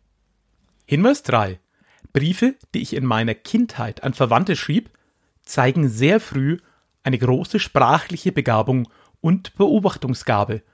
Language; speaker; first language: German; native; German